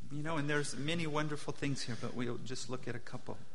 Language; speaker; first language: English; native; English